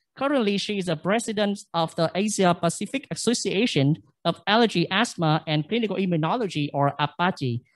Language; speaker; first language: English; non-native, fluent; Vietnamese